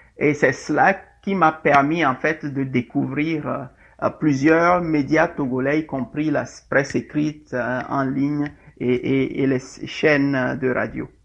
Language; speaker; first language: French; non-native, local second language; Ewe